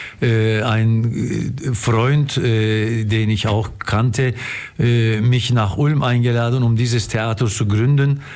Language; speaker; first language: German; non-native, fluent; Turkish